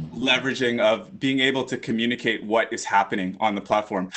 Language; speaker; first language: English; native; English